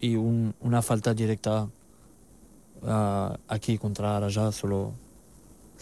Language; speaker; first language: Spanish; non-native, learner; French